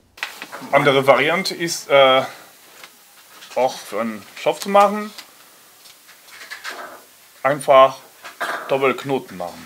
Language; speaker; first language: German; non-native, fluent; French